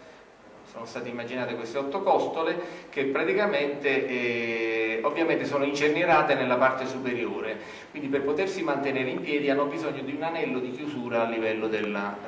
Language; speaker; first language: Italian; native; Italian